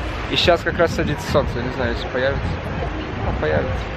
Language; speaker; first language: Russian; early bilingual, heritage; Russian